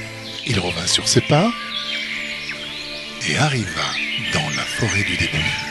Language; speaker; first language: French; native; French